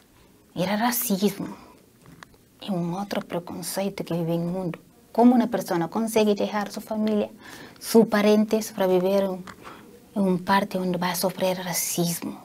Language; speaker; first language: Spanish; non-native, fluent; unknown